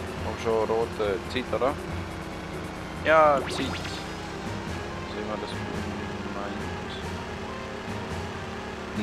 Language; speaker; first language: German; native; German